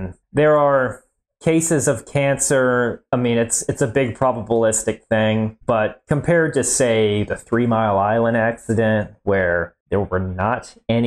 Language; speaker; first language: English; native; English